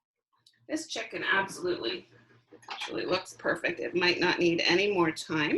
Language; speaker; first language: English; native; English